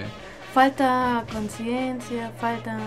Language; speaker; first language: Spanish; non-native, learner; German